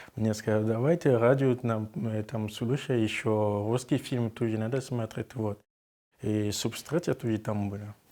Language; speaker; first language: Russian; non-native, learner; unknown